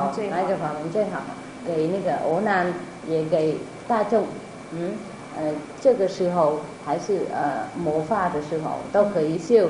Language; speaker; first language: Chinese; non-native, fluent; Vietnamese